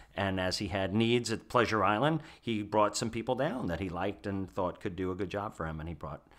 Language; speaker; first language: English; native; English